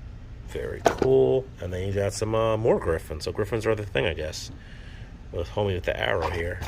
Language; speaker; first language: English; native; English